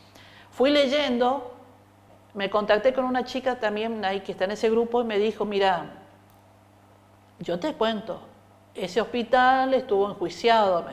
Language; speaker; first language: Spanish; native; Spanish